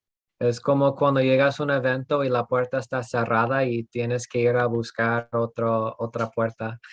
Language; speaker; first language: Spanish; non-native, fluent; English